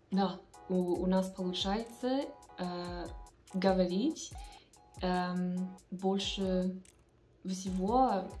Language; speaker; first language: Russian; non-native, learner; English